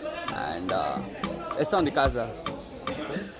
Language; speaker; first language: Portuguese; non-native, learner; Malayalam